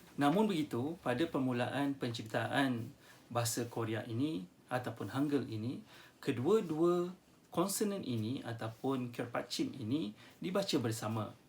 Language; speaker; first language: Malay; native; Malay